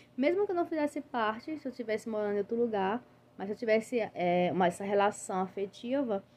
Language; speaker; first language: Portuguese; native; Portuguese